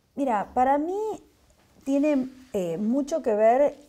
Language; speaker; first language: Spanish; native; Spanish